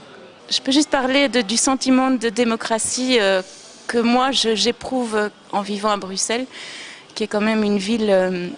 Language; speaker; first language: French; native; French